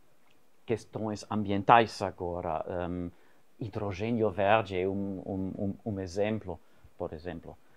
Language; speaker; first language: Portuguese; non-native, fluent; German